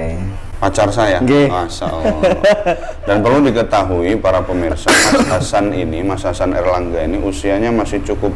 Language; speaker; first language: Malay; non-native, local second language; Javanese